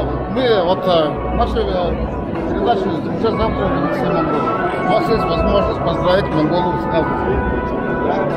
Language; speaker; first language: Russian; non-native, fluent; Mongolian